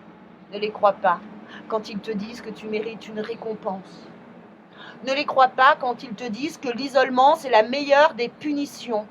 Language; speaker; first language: French; native; French